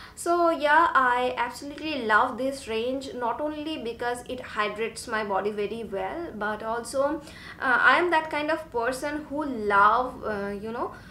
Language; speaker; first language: English; non-native, local second language; Bangla